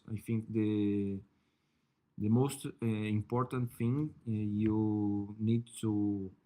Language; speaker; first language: English; non-native, learner; Portuguese